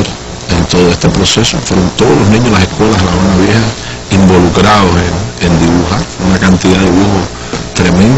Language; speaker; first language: Spanish; native; Spanish